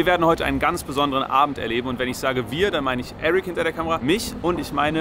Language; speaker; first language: German; native; German